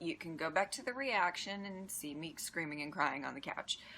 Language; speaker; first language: English; native; English